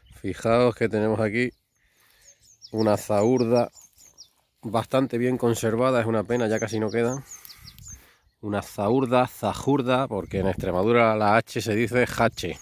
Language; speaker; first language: Spanish; native; Spanish